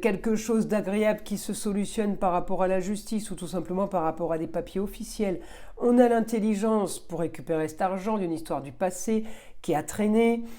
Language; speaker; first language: French; native; French